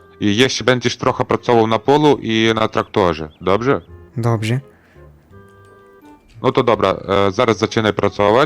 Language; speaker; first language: Polish; non-native, learner; Ukrainian